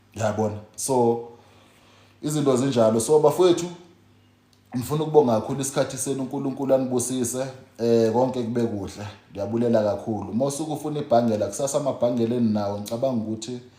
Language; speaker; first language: Zulu; native; Zulu